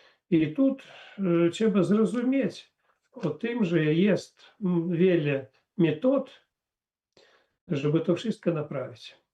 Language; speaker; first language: Polish; non-native, fluent; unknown